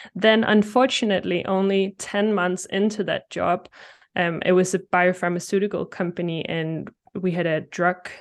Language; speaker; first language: English; non-native, fluent; Danish